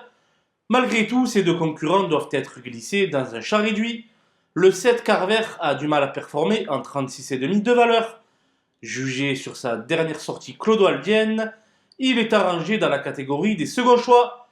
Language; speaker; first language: French; native; French